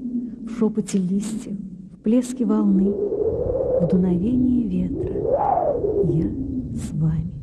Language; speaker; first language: Russian; native; Russian